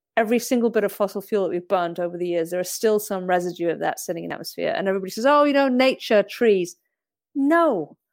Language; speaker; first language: English; native; English